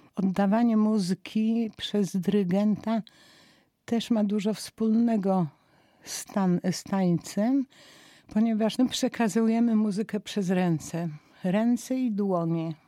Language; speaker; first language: Polish; native; Polish